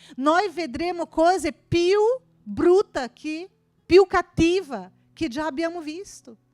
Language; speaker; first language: Italian; non-native, fluent; Portuguese